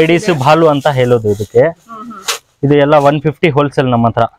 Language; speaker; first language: Kannada; non-native, local second language; Urdu